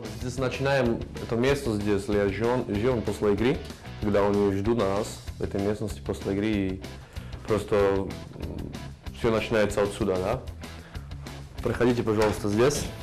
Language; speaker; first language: Russian; non-native, learner; Slovak